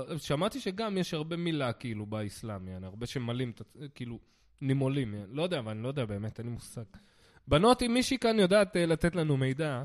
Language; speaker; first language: Hebrew; native; Hebrew